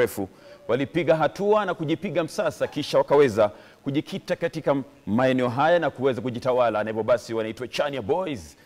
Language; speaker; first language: Swahili; non-native, local second language; Gusii